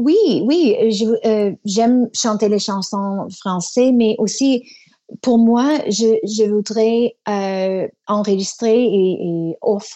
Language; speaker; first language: French; non-native, learner; English